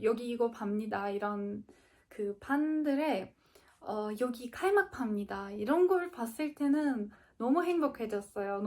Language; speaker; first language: Korean; non-native, fluent; Turkish